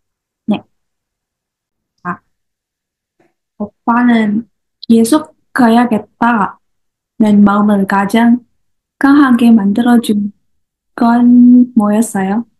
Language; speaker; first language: Korean; non-native, learner; Indonesian